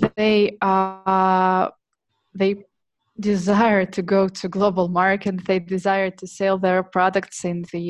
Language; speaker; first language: English; non-native, fluent; Russian